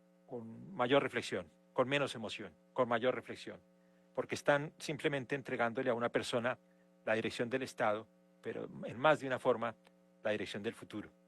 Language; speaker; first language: Spanish; native; Spanish